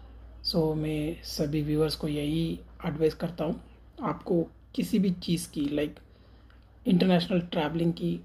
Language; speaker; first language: Hindi; non-native, local second language; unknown